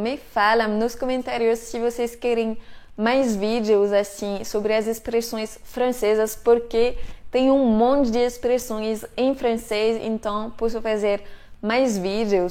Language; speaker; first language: Portuguese; non-native, fluent; French